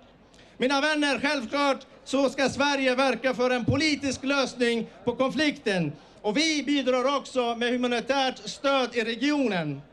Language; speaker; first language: Swedish; early bilingual, other home language; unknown